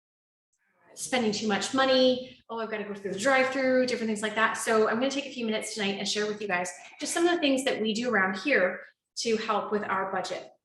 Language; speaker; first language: English; native; English